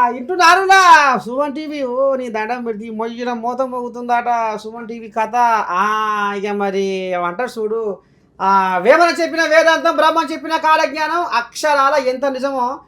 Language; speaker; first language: Telugu; native; Telugu